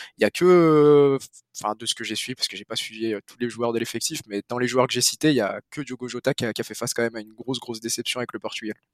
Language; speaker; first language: French; native; French